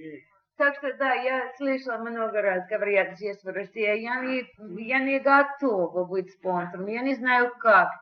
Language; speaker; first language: Russian; non-native, learner; English